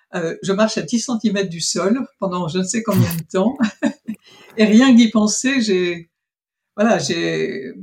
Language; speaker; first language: French; native; French